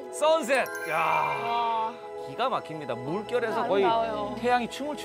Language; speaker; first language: Korean; native; Korean